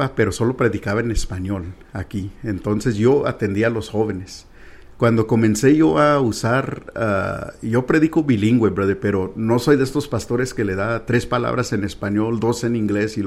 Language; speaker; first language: Spanish; early bilingual, heritage; Spanish